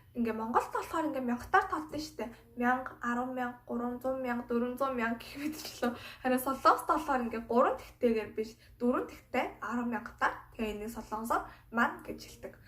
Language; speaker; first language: Mongolian; non-native, fluent; Korean